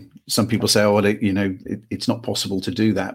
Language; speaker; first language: English; native; English